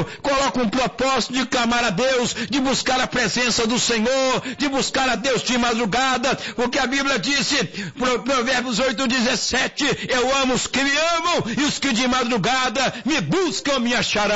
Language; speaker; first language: Portuguese; native; Portuguese